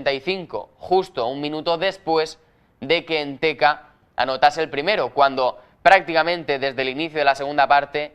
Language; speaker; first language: Spanish; native; Spanish